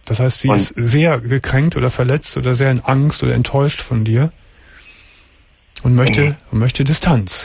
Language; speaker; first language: German; native; German